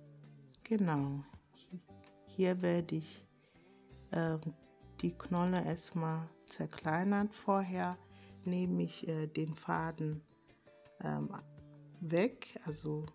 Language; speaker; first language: German; non-native, fluent; Akan